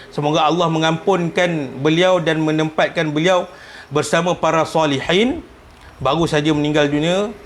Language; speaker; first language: Malay; native; Malay